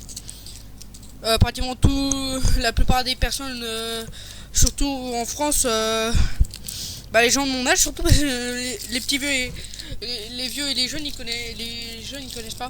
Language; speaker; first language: French; native; French